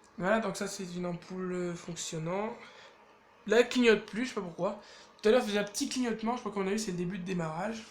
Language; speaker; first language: French; native; French